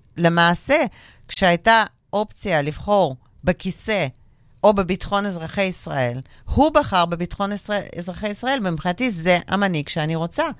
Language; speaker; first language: Hebrew; non-native, fluent; Russian